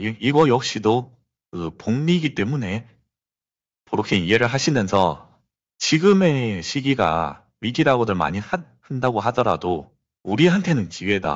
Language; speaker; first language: Korean; native; Korean